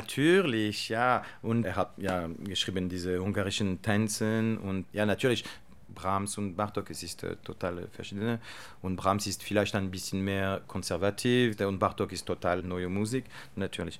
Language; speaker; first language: German; non-native, learner; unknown